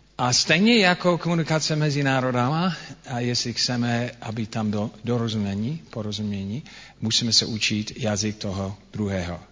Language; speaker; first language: Czech; non-native, fluent; English